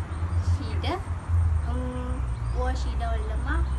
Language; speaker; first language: Chinese; non-native, learner; Malay